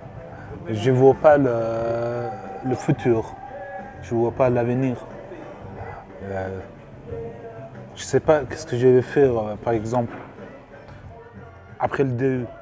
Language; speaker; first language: French; non-native, learner; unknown